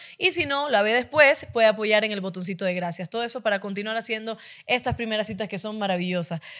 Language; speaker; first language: Spanish; native; Spanish